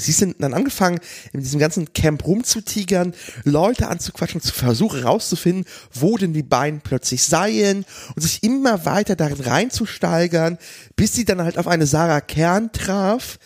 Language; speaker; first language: German; native; German